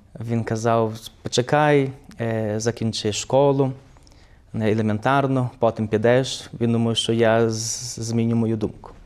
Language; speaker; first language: Ukrainian; early bilingual, heritage; Ukrainian